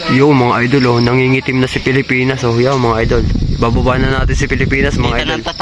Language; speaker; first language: Filipino; native; Filipino